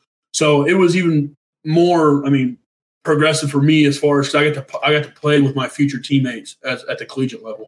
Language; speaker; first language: English; native; English